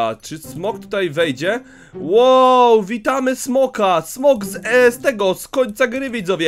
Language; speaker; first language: Polish; native; Polish